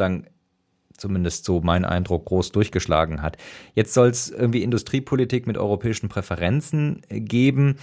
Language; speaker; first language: German; native; German